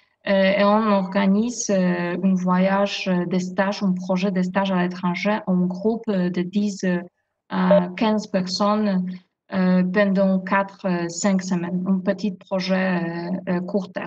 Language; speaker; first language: French; non-native, fluent; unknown